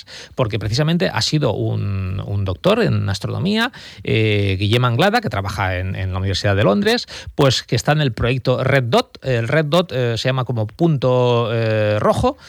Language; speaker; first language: Spanish; native; Spanish